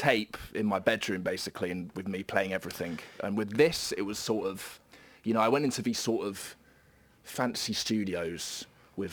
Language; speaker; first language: English; native; English